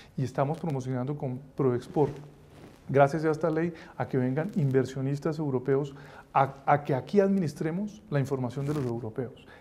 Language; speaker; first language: Spanish; native; Spanish